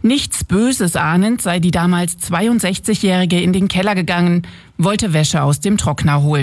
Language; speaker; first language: German; native; German